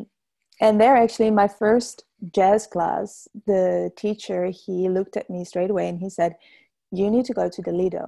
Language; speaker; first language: English; non-native, fluent; Dutch